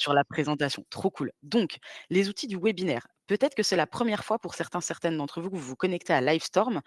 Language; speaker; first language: French; native; French